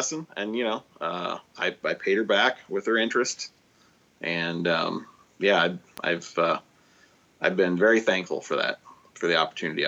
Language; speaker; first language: English; native; English